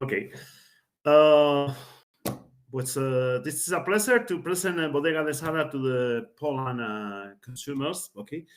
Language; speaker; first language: English; non-native, learner; Spanish